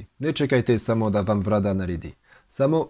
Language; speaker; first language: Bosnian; non-native, learner; French